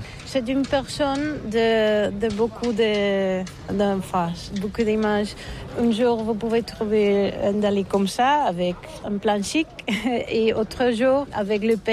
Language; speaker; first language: French; non-native, learner; Catalan